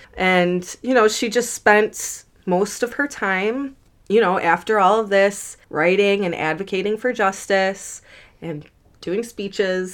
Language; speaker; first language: English; native; English